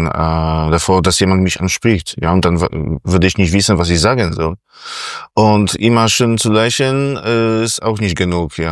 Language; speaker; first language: German; non-native, fluent; Polish